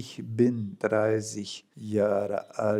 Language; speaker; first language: German; non-native, fluent; Portuguese